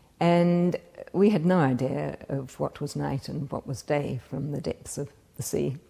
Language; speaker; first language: English; native; English